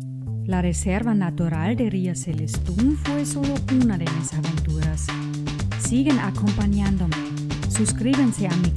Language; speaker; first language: Spanish; non-native, fluent; German